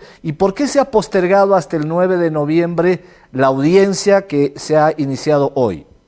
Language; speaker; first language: Spanish; native; Spanish